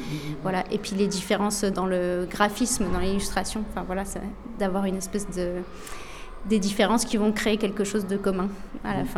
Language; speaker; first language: French; native; French